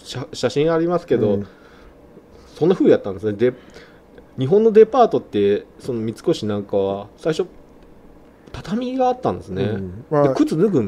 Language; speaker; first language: Japanese; native; Japanese